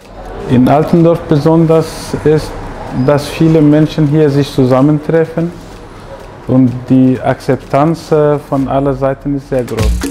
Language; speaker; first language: German; non-native, fluent; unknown